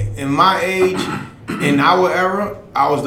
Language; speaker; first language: English; native; English